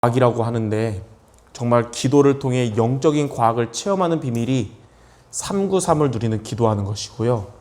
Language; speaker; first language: Korean; native; Korean